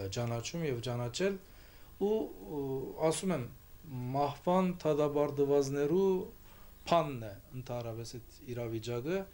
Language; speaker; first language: Armenian; early bilingual, heritage; Armenian